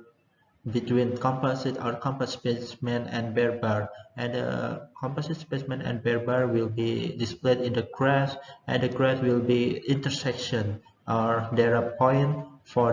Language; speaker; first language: English; non-native, learner; Indonesian